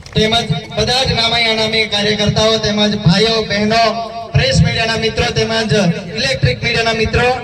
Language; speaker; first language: Gujarati; non-native, local second language; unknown